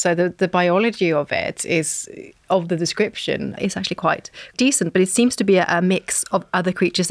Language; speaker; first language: English; non-native, fluent; Norwegian